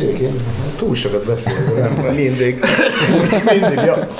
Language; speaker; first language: Hungarian; non-native, learner; English